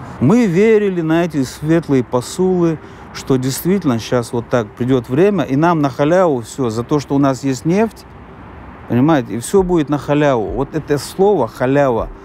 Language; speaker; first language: Russian; non-native, local second language; Chechen